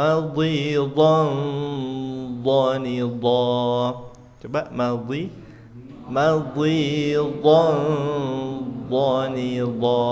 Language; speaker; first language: Arabic; non-native, fluent; Indonesian